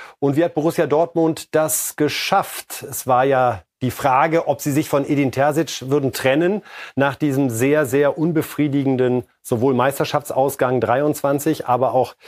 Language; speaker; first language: German; native; German